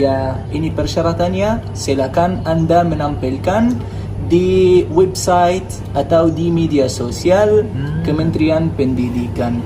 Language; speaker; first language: Indonesian; non-native, fluent; Arabic